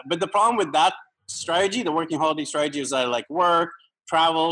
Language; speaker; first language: English; native; English